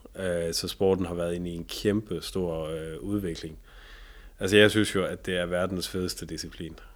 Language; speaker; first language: Danish; native; Danish